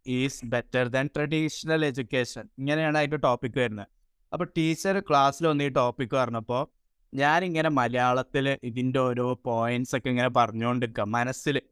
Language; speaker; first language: Malayalam; early bilingual, heritage; Malayalam